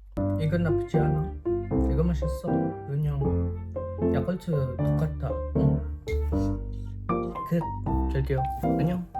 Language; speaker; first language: Korean; non-native, learner; Filipino